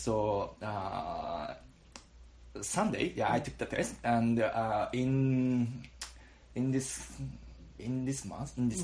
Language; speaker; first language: English; non-native, learner; Japanese